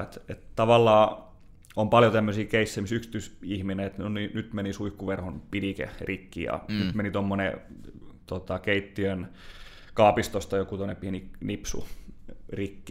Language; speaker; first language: Finnish; native; Finnish